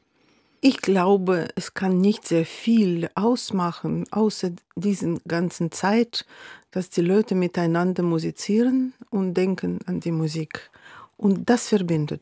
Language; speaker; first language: German; non-native, fluent; Russian